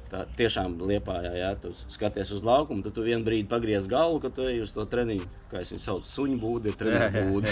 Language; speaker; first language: Latvian; non-native, local second language; Russian